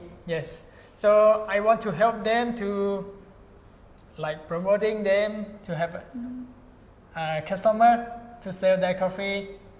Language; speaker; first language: English; non-native, fluent; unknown